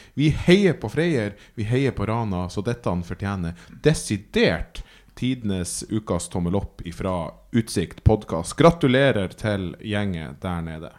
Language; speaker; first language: Norwegian; native; Norwegian